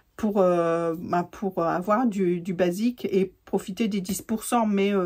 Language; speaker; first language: French; native; French